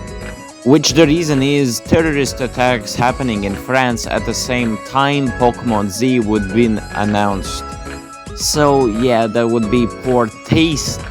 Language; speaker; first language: English; non-native, fluent; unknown